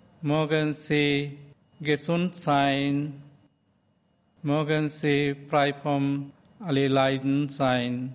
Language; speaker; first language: German; non-native, learner; Sinhala